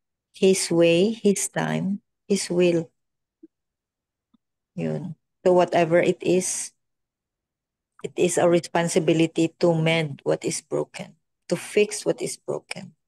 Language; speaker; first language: English; non-native, local second language; Filipino